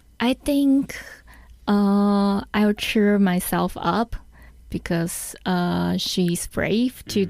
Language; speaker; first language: English; non-native, learner; Chinese